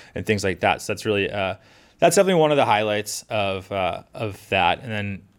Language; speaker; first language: English; native; English